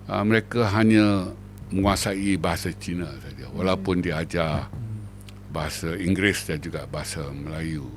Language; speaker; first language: Malay; native; Malay